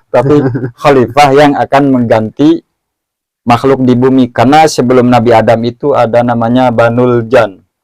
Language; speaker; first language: Indonesian; non-native, local second language; Sundanese